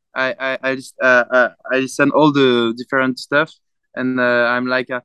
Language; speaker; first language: English; non-native, fluent; French